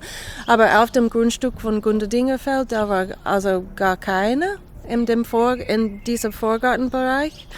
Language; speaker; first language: German; non-native, fluent; English